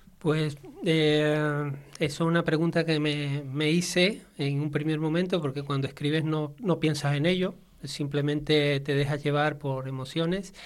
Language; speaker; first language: Spanish; native; Spanish